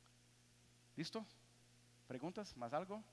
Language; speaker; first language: Spanish; non-native, learner; Portuguese